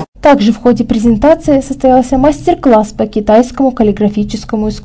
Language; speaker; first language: Russian; native; Russian